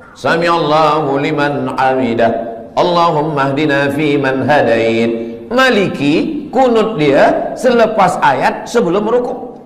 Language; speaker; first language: Malay; native; Malay